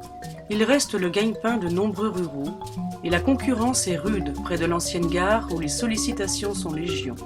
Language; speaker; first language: French; native; French